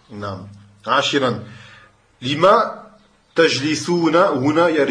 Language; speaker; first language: Arabic; non-native, fluent; French